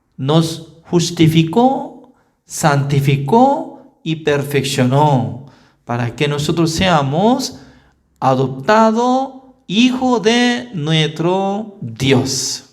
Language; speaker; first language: Spanish; non-native, learner; Korean